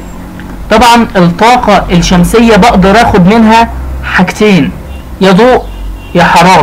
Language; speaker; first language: Arabic; native; Arabic